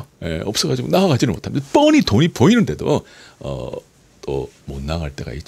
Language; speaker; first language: Korean; native; Korean